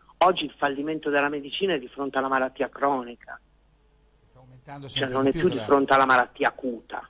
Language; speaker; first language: Italian; native; Italian